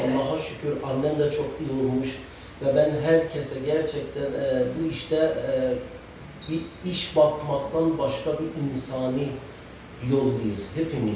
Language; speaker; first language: Turkish; non-native, fluent; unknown